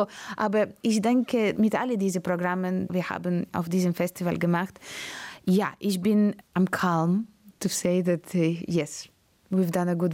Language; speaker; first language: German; non-native, learner; Russian